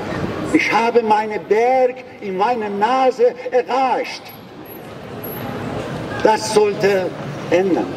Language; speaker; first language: German; non-native, learner; Persian